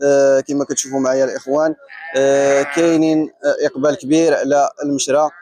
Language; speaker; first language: Arabic; native; Arabic